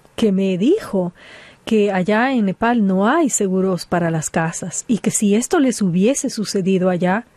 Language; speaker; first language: Spanish; native; Spanish